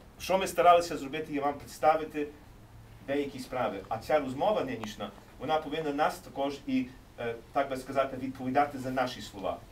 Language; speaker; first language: Ukrainian; early bilingual, heritage; English